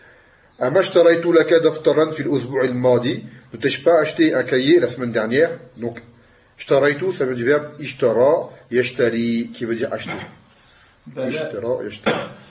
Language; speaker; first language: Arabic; non-native, fluent; French